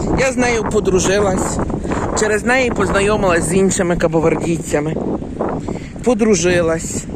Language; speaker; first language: Ukrainian; native; Ukrainian